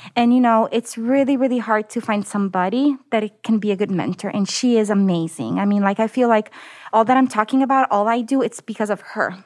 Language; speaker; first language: English; non-native, fluent; Italian